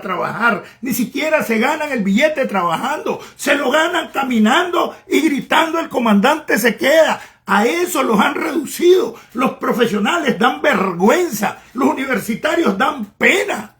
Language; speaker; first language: Spanish; native; Spanish